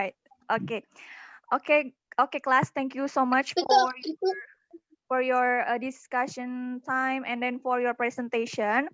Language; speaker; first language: English; non-native, learner; Indonesian